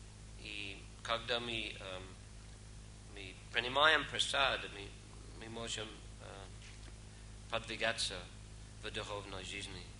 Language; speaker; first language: Russian; non-native, fluent; English